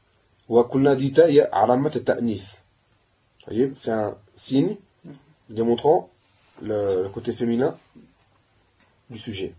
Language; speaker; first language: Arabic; non-native, fluent; French